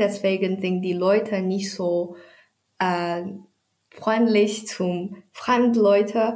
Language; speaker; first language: German; non-native, learner; Chinese